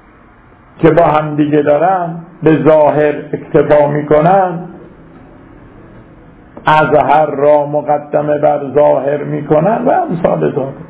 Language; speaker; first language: Persian; native; Persian